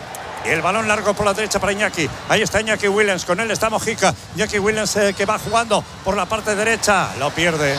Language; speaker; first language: Spanish; native; Spanish